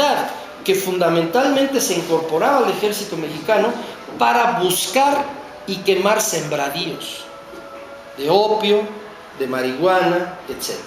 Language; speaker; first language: Spanish; native; Spanish